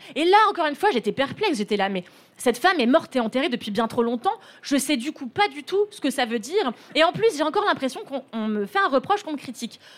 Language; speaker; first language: French; native; French